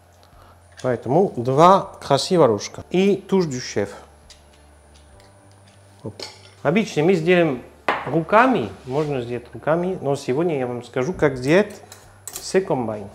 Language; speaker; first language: Russian; non-native, learner; French